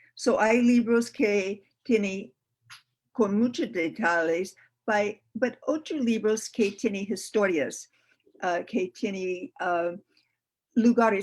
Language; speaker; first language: Spanish; non-native, learner; English